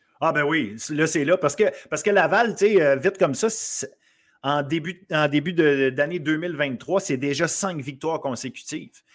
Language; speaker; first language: French; native; French